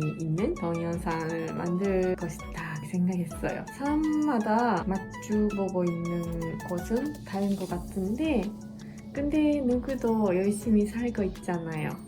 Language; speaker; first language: Korean; non-native, fluent; Japanese